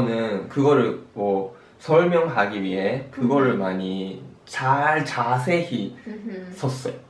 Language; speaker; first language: Korean; non-native, fluent; Japanese